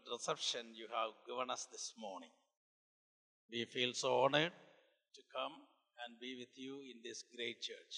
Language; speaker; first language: English; non-native, local second language; Malayalam